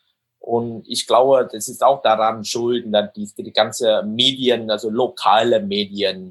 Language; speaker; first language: German; non-native, fluent; Vietnamese